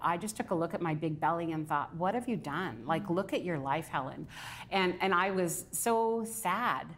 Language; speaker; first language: English; native; English